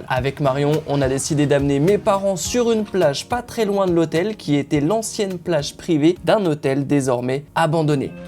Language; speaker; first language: French; native; French